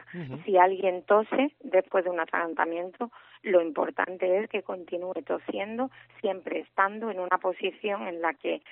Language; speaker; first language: Spanish; native; Spanish